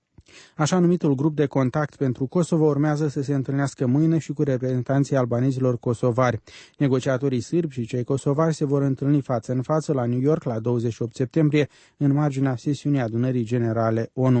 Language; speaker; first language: Romanian; native; Romanian